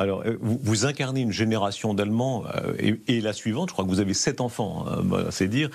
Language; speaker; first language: French; native; French